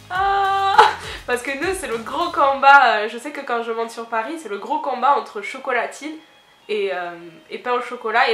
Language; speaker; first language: French; native; French